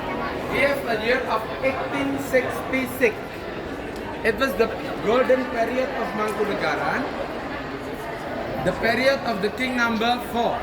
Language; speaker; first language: English; non-native, learner; Indonesian